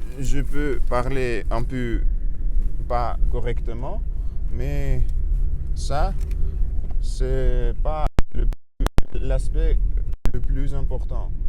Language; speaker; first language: French; non-native, learner; Russian